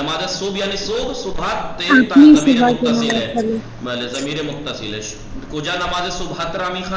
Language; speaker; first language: Persian; non-native, fluent; Urdu